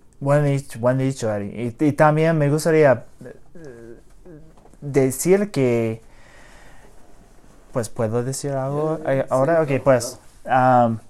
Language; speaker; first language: Spanish; early bilingual, heritage; English